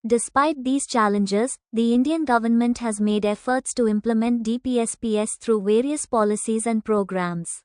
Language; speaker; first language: English; non-native, local second language; Tamil